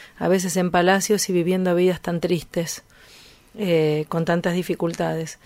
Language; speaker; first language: Spanish; native; Spanish